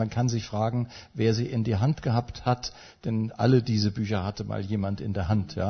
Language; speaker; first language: German; native; German